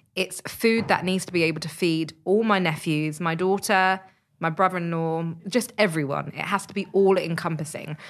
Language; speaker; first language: English; native; English